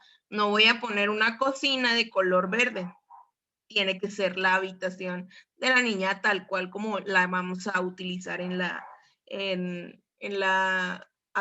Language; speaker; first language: Spanish; native; Spanish